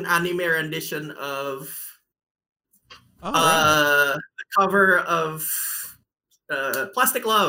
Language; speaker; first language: English; non-native, fluent; Indonesian